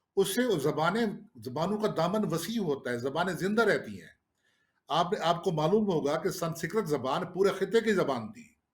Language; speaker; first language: Urdu; non-native, local second language; Saraiki